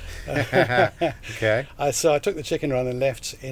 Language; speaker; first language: English; native; English